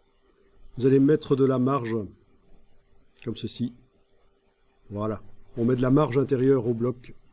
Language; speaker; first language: French; native; French